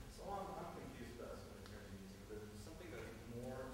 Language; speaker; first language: English; native; English